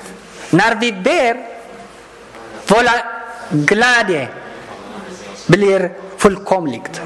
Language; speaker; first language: Swedish; non-native, learner; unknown